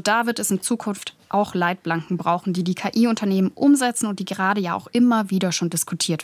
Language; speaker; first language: German; native; German